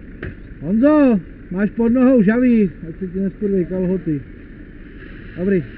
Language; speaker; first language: Czech; native; Czech